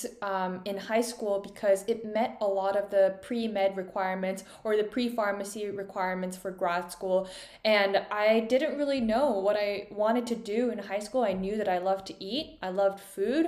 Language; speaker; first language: English; non-native, fluent; Korean